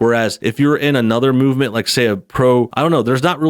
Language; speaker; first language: English; native; English